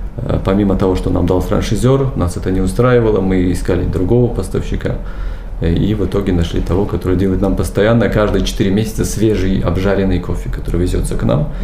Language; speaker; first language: Russian; non-native, local second language; Tajik